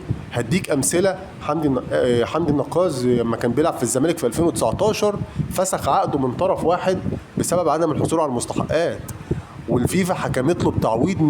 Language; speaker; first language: Arabic; native; Arabic